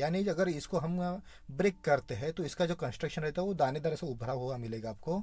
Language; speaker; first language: Hindi; non-native, local second language; Marathi